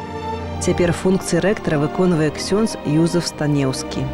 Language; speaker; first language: Belarusian; native; Belarusian